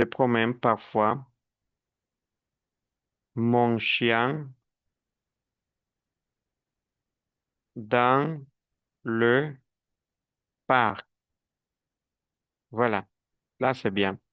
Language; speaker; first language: French; non-native, fluent; Spanish